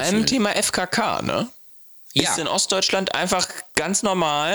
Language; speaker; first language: German; native; German